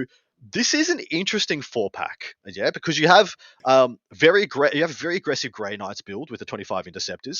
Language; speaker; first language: English; native; English